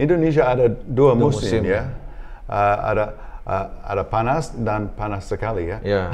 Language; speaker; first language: Indonesian; non-native, learner; English